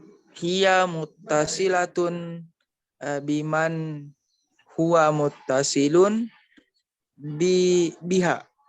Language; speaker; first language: Arabic; non-native, learner; Indonesian